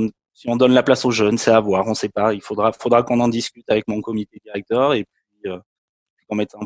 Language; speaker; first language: French; native; French